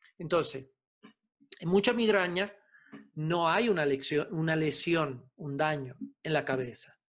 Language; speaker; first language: Spanish; non-native, fluent; Italian